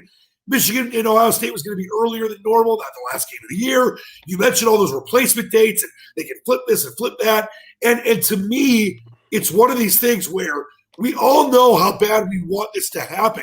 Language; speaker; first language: English; native; English